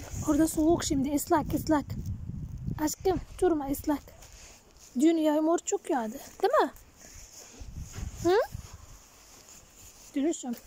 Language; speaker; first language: Turkish; non-native, learner; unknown